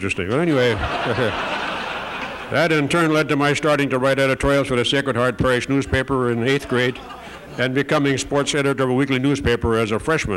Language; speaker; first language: English; native; English